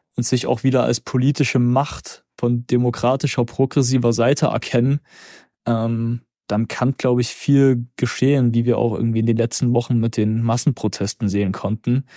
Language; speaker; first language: German; native; German